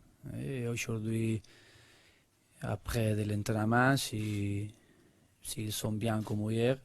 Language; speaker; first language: French; non-native, learner; Spanish